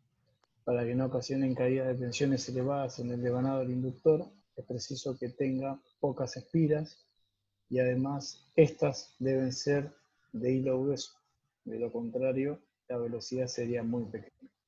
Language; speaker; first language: Spanish; native; Spanish